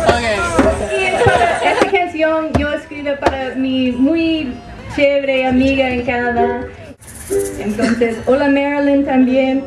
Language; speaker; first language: Spanish; non-native, learner; English